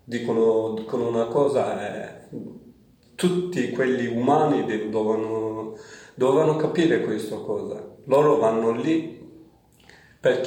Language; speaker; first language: Italian; non-native, learner; Kurdish